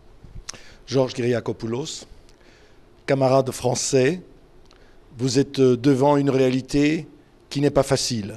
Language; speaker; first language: French; non-native, fluent; Greek